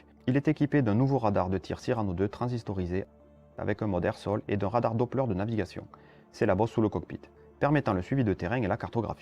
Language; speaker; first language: French; native; French